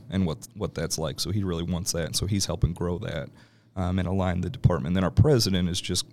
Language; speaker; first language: English; native; English